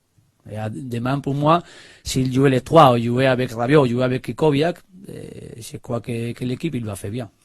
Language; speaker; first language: French; non-native, learner; Spanish